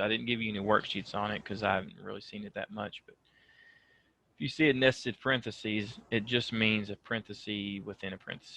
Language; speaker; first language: English; native; English